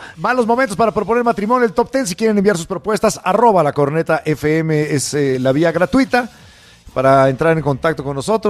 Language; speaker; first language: Spanish; native; Spanish